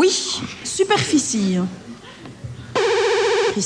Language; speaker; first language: French; native; French